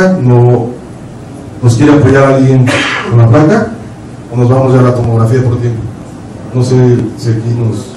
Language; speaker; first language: Spanish; native; Spanish